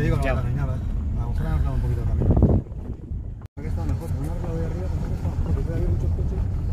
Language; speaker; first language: Spanish; native; Spanish